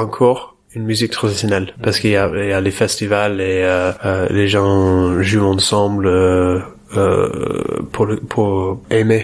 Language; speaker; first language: French; non-native, learner; English